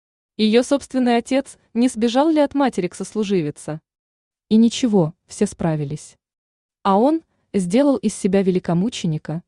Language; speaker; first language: Russian; native; Russian